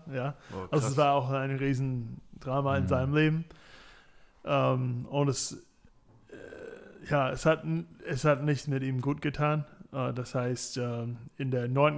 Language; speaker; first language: German; non-native, fluent; English